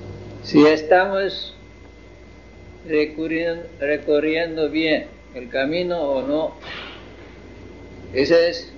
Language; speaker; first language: Spanish; non-native, fluent; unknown